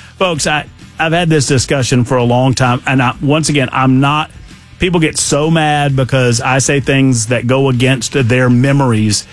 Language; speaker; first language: English; native; English